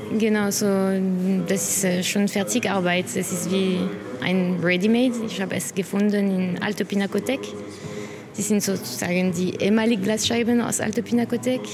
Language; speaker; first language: German; non-native, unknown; French